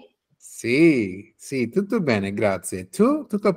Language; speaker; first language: Italian; non-native, learner; English